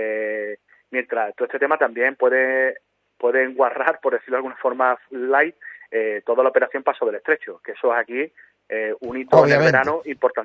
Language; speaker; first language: Spanish; native; Spanish